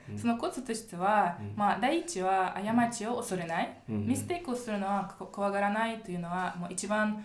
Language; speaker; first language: Japanese; non-native, fluent; Russian